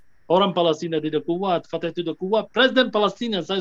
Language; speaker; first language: Indonesian; non-native, fluent; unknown